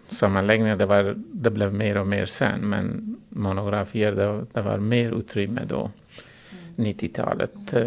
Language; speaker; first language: Swedish; non-native, fluent; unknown